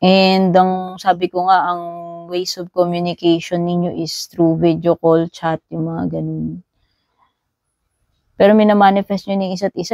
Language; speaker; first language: Filipino; native; Filipino